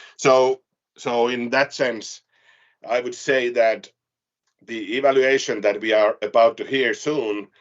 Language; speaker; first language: English; non-native, fluent; Finnish